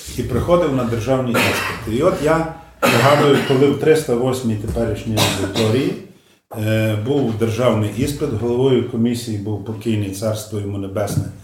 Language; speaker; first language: Ukrainian; native; Ukrainian